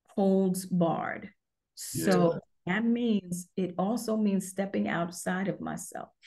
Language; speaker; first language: English; native; English